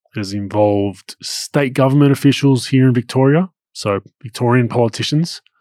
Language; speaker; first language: English; native; English